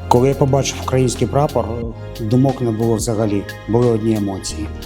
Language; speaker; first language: Ukrainian; non-native, local second language; Russian